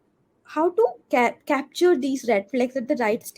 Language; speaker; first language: English; non-native, local second language; Hindi